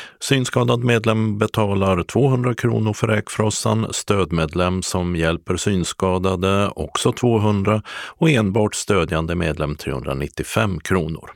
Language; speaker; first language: Swedish; native; Swedish